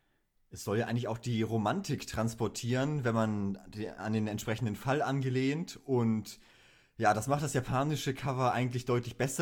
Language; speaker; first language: German; native; German